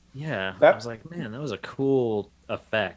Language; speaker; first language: English; native; English